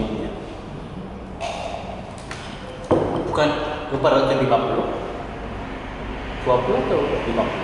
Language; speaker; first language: Indonesian; non-native, learner; Korean